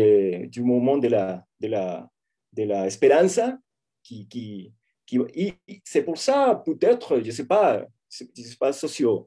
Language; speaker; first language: French; non-native, fluent; Spanish